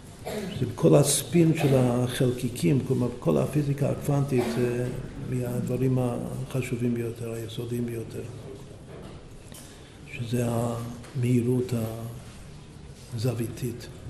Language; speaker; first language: Hebrew; non-native, fluent; English